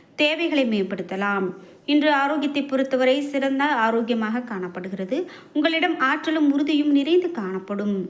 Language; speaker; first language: Tamil; native; Tamil